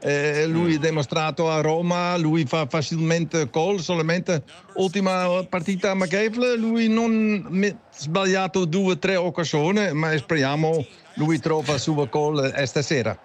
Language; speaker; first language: Italian; non-native, learner; Dutch